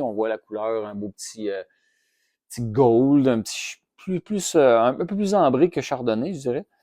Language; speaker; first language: French; native; French